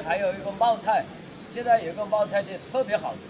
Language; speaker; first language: Chinese; native; Chinese